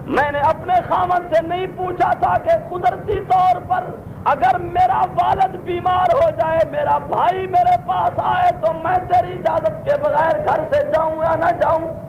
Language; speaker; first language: Urdu; non-native, local second language; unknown